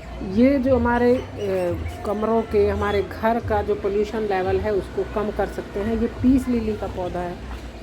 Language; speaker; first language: Hindi; native; Hindi